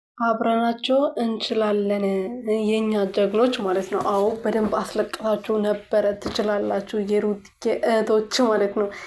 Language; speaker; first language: Amharic; non-native, local second language; Oromo